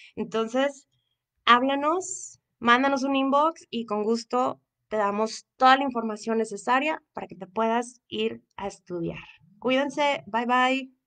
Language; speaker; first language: Spanish; native; Spanish